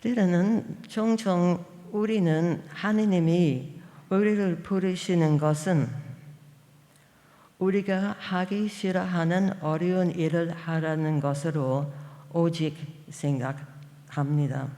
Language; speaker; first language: Korean; non-native, fluent; English